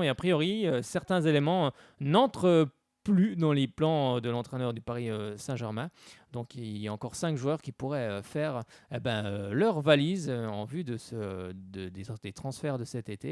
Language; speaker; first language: French; native; French